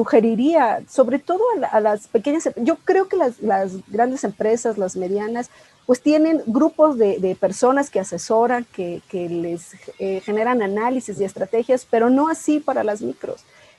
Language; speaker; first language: Spanish; native; Spanish